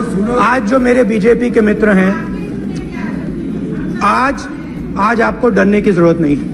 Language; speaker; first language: Hindi; native; Hindi